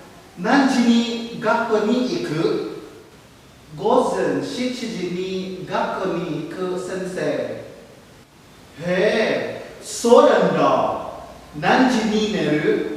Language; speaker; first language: Japanese; non-native, fluent; Cebuano